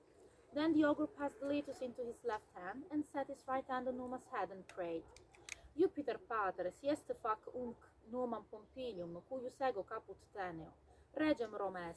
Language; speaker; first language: English; non-native, fluent; Italian